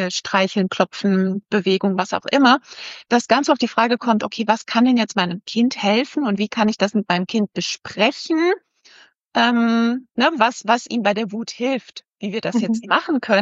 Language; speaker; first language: German; native; German